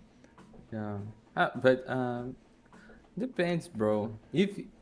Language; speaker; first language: English; non-native, learner; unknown